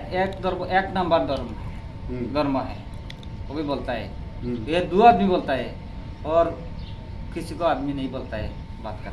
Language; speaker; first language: Hindi; non-native, learner; Bangla